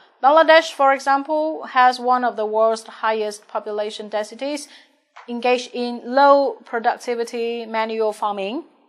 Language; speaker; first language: English; non-native, fluent; Vietnamese